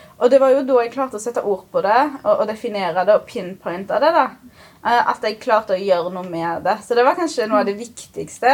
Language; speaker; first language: Norwegian; early bilingual, other home language; Arabic